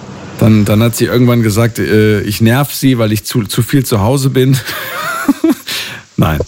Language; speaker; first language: German; native; German